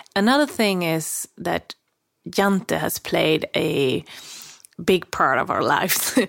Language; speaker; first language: English; non-native, fluent; Swedish